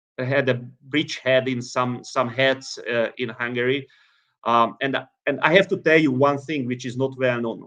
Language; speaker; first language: English; non-native, fluent; Hungarian